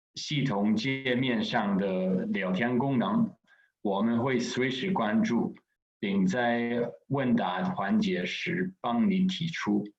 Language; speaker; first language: Chinese; non-native, fluent; English